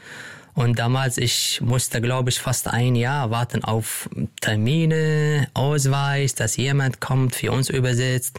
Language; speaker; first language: German; non-native, learner; Arabic